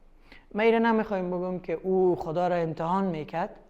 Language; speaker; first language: Persian; native; Persian